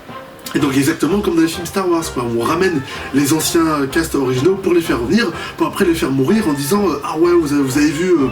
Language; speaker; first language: French; native; French